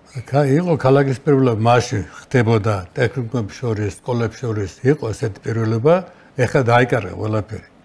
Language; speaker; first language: Georgian; native; Georgian